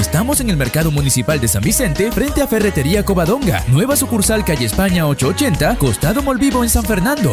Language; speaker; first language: Spanish; native; Spanish